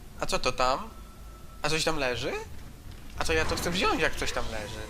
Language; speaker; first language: Polish; native; Polish